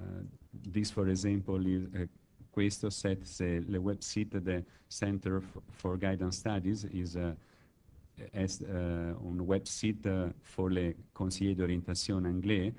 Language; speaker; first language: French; non-native, learner; Italian